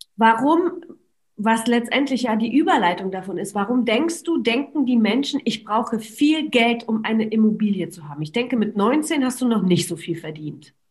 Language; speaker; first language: German; early bilingual, other home language; Polish